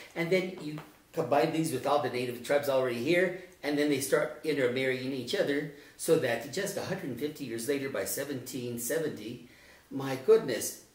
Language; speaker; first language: English; native; English